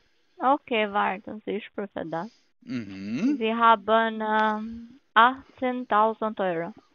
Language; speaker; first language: German; non-native, learner; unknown